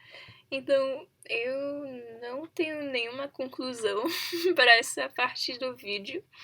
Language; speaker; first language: Portuguese; non-native, learner; English